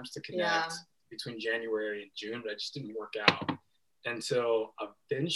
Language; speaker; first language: English; native; English